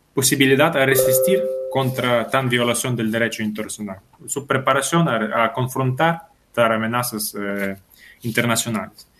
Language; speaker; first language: Spanish; non-native, fluent; Ukrainian